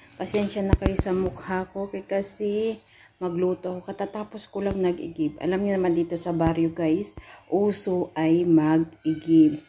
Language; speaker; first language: Filipino; non-native, local second language; Cebuano